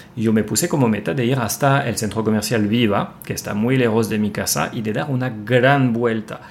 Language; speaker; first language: Spanish; non-native, fluent; French